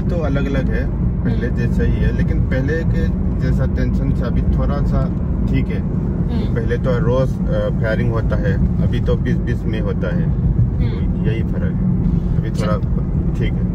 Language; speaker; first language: Hindi; non-native, local second language; Manipuri